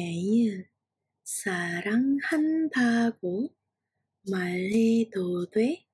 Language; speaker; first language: Korean; non-native, fluent; Indonesian